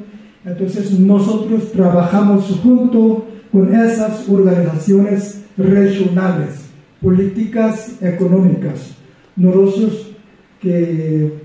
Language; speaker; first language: Spanish; non-native, fluent; Korean